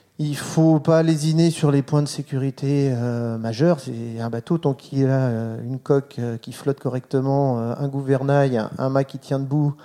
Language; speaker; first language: French; native; French